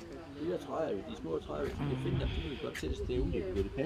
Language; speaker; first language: Danish; native; Danish